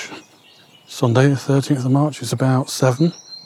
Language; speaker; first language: English; native; English